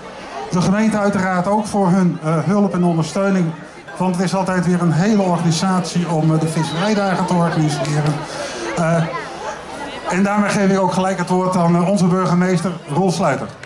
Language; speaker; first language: Dutch; native; Dutch